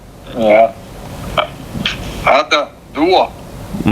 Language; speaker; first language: Indonesian; non-native, learner; Romanian